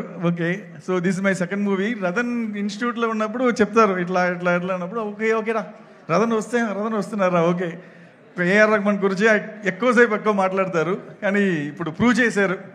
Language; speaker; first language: Telugu; non-native, learner; Tamil